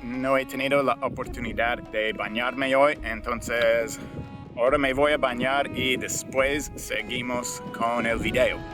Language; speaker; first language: Spanish; non-native, fluent; English